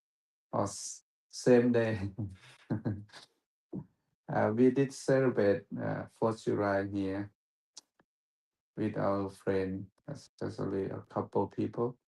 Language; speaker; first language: English; non-native, fluent; Thai